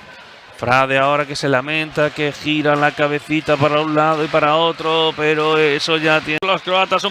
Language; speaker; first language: Spanish; native; Spanish